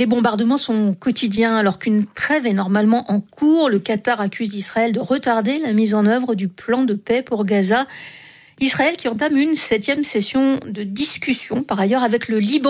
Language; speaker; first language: French; native; French